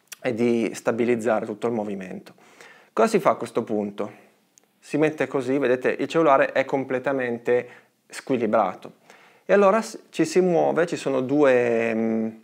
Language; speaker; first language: Italian; native; Italian